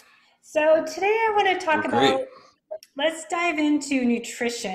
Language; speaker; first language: English; native; English